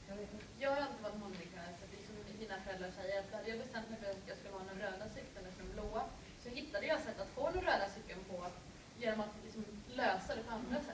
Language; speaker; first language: Swedish; native; Swedish